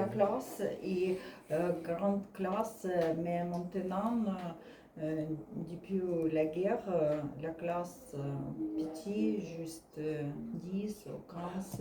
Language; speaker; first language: French; non-native, learner; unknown